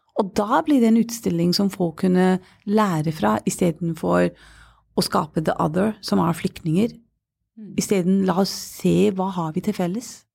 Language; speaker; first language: Norwegian; non-native, fluent; English